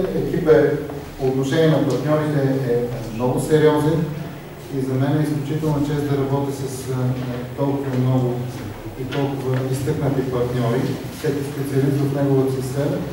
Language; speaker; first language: Bulgarian; native; Bulgarian